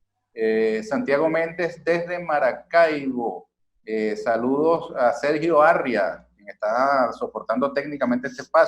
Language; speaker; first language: Spanish; native; Spanish